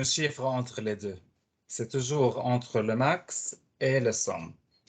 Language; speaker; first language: French; non-native, fluent; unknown